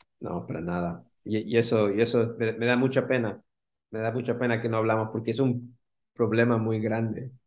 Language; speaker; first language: Spanish; early bilingual, heritage; Spanish